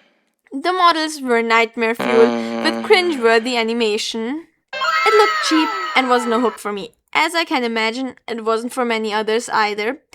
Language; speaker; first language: English; native; English